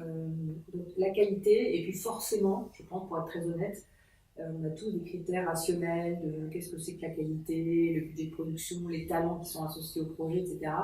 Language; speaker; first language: French; native; French